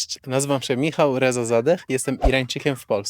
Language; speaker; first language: Polish; non-native, fluent; Persian